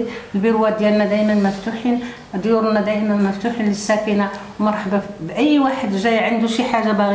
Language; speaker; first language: Arabic; native; Arabic